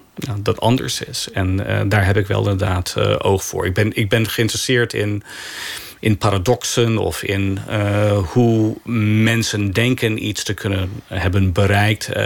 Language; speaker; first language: Dutch; non-native, fluent; English